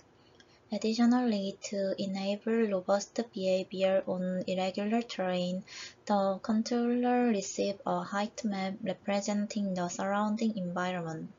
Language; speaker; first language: English; non-native, fluent; Korean